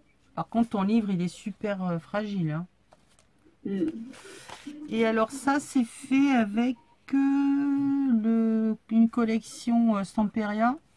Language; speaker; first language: French; native; French